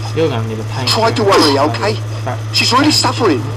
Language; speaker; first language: English; native; English